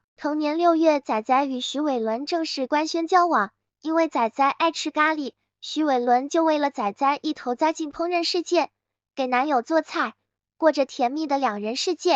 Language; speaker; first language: Chinese; native; Chinese